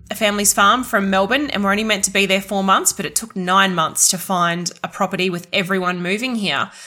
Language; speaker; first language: English; native; English